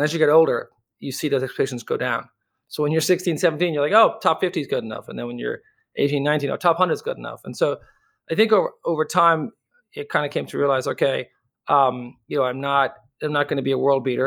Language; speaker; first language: English; native; English